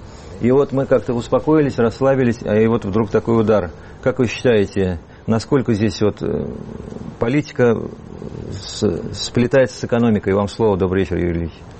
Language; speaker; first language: Russian; native; Russian